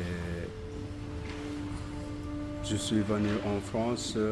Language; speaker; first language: French; non-native, learner; Japanese